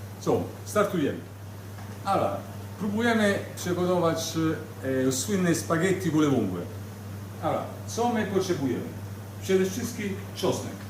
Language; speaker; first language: Polish; non-native, learner; Italian